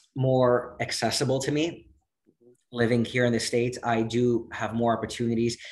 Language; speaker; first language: English; native; English